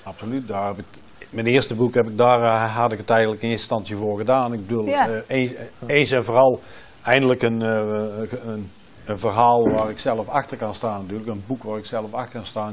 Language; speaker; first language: Dutch; native; Dutch